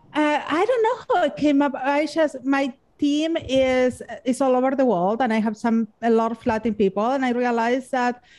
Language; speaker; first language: English; non-native, fluent; Spanish